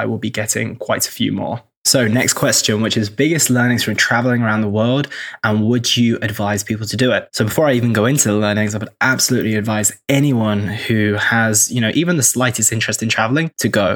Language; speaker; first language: English; native; English